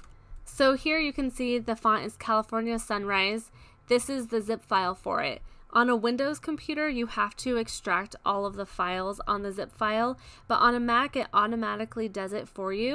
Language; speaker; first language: English; native; English